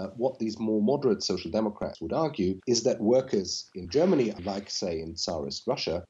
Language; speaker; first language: English; non-native, fluent; German